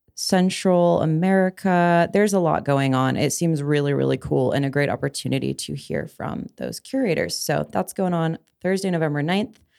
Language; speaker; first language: English; native; English